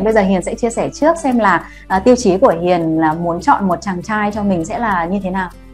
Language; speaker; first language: Vietnamese; native; Vietnamese